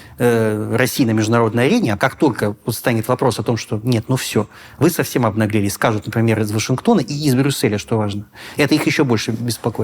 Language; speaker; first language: Russian; native; Russian